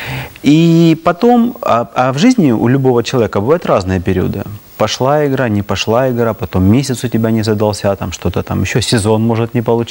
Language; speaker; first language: Russian; native; Russian